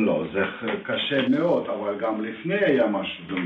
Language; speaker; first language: Hebrew; non-native, fluent; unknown